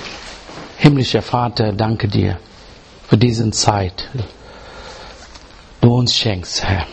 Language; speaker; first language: German; non-native, learner; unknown